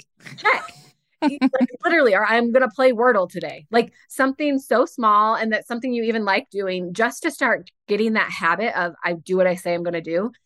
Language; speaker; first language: English; native; English